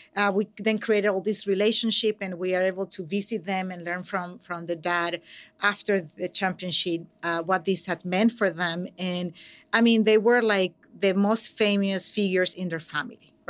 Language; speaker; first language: English; non-native, fluent; Spanish